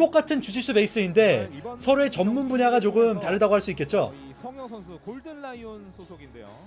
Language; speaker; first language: Korean; native; Korean